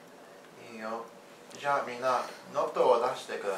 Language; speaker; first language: Japanese; non-native, learner; English